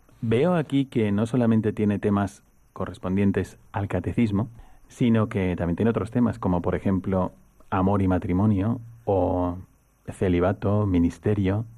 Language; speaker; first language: Spanish; native; Spanish